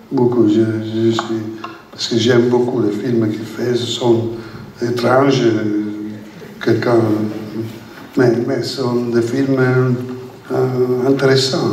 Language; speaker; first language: French; non-native, learner; Italian